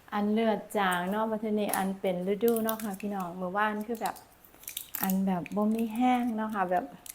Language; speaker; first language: Thai; non-native, local second language; Northeastern Thai